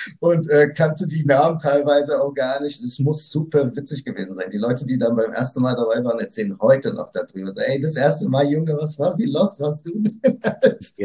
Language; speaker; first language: German; early bilingual, other home language; Portuguese